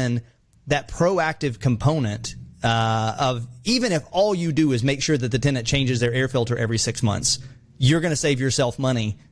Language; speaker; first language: English; native; English